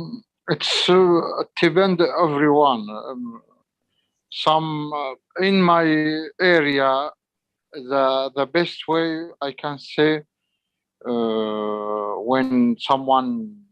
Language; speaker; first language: English; non-native, learner; Arabic